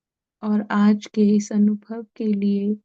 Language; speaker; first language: Hindi; native; Hindi